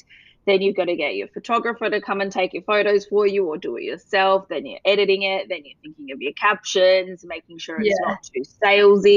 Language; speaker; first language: English; native; English